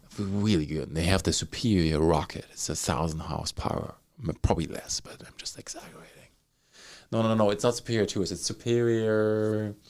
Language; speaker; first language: English; non-native, fluent; German